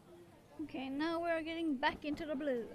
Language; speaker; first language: English; non-native, fluent; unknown